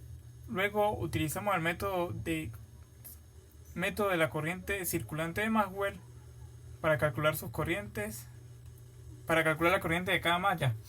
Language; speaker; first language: Spanish; native; Spanish